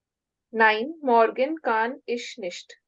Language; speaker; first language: German; non-native, learner; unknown